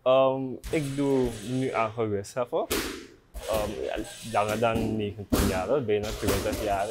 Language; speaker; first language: Dutch; native; Dutch